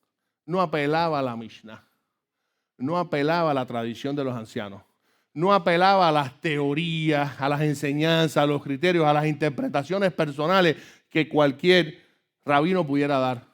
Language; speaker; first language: Spanish; native; Spanish